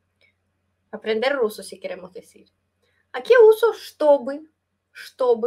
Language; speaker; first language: Spanish; non-native, fluent; Russian